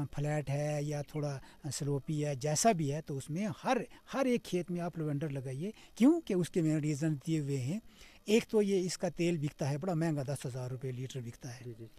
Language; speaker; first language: Hindi; non-native, local second language; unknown